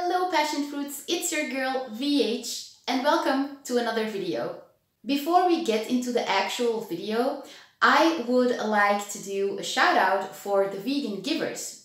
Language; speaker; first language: English; non-native, fluent; Dutch